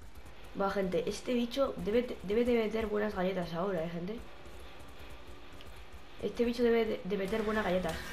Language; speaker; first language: Spanish; native; Spanish